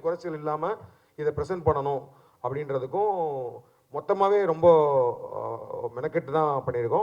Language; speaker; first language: Tamil; native; Tamil